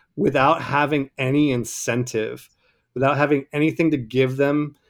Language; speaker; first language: English; native; English